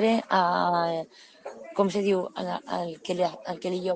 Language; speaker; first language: Italian; non-native, learner; Spanish